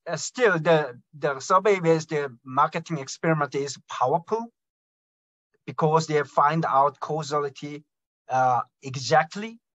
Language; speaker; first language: English; non-native, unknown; Korean